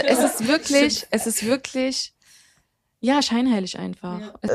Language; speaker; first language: German; early bilingual, other home language; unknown